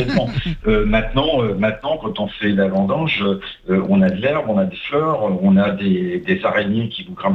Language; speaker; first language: French; native; French